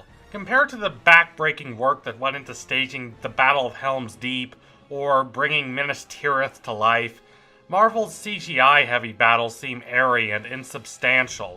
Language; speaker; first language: English; native; English